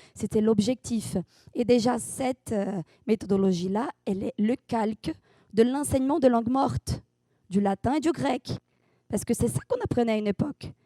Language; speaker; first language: French; non-native, fluent; Portuguese